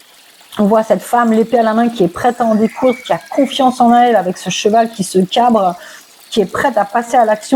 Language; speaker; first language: French; native; French